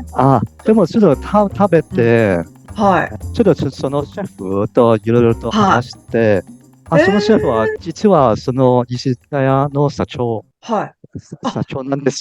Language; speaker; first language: Japanese; non-native, fluent; Cantonese